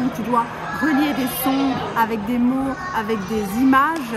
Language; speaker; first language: French; native; French